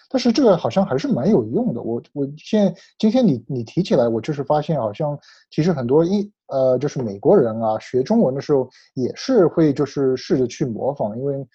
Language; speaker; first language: Chinese; early bilingual, heritage; Chinese